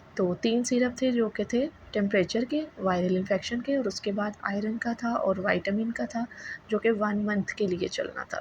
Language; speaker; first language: Urdu; native; Urdu